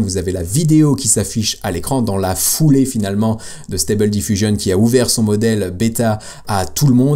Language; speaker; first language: French; native; French